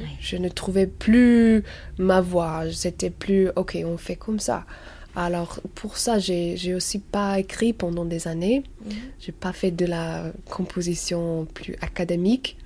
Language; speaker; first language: French; non-native, learner; English